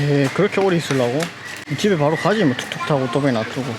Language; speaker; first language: Korean; native; Korean